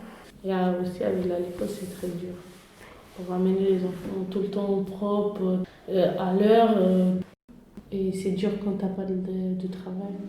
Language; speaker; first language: French; non-native, fluent; Romanian